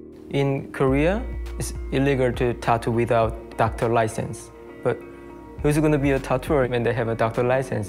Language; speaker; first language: English; non-native, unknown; Korean